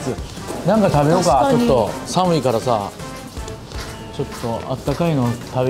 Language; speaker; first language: Japanese; native; Japanese